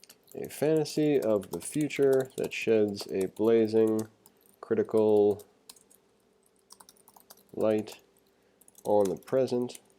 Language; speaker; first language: English; native; English